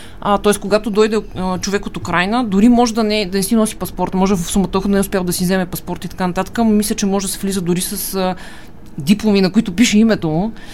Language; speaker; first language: Bulgarian; native; Bulgarian